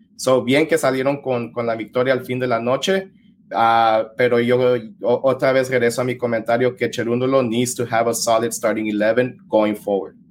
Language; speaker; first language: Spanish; early bilingual, heritage; Spanish